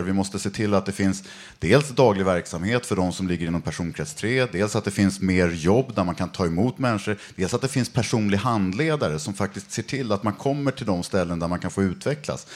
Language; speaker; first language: Swedish; native; Swedish